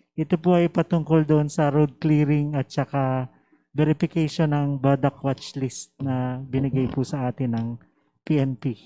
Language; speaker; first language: Filipino; native; Filipino